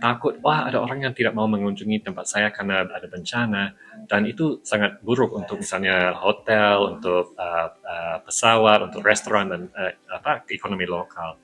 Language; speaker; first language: Indonesian; non-native, fluent; English